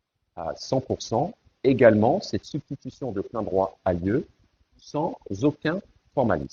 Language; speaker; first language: French; native; French